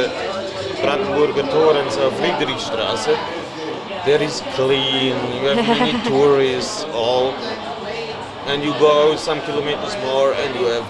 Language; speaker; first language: English; non-native, learner; Swiss German